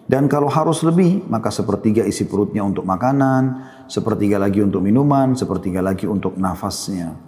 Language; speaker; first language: Indonesian; native; Indonesian